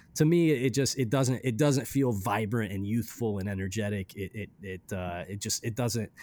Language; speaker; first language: English; early bilingual, other home language; Romanian